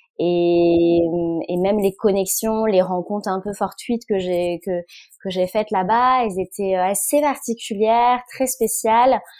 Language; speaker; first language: French; early bilingual, other home language; Vietnamese